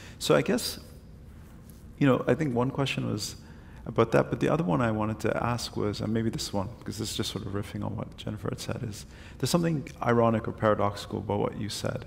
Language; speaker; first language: English; native; English